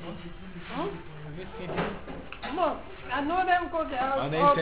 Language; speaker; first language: English; non-native, learner; French